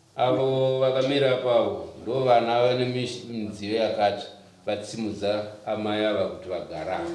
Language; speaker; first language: Shona; native; Shona